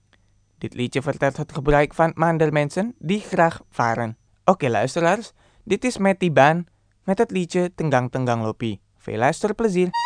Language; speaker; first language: Dutch; non-native, fluent; Indonesian